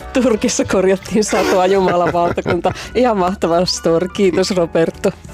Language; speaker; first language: Finnish; native; Finnish